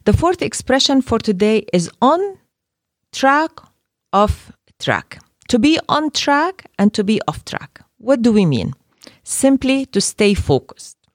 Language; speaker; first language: English; non-native, fluent; Arabic